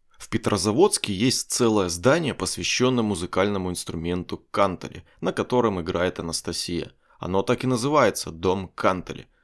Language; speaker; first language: Russian; native; Russian